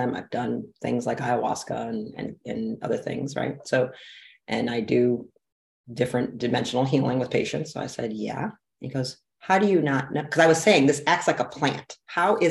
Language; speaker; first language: English; native; English